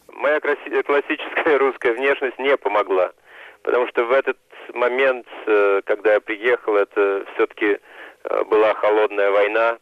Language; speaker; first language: Russian; native; Russian